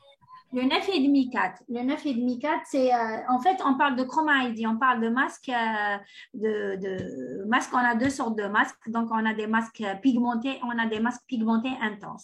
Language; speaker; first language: French; non-native, local second language; Arabic